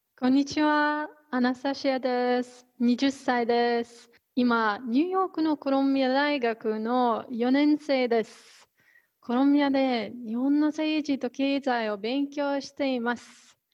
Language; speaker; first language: Japanese; non-native, learner; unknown